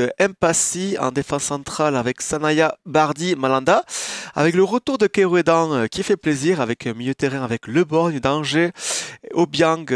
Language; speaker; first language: French; native; French